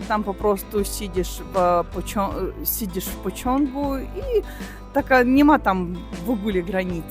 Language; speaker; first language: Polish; non-native, fluent; Russian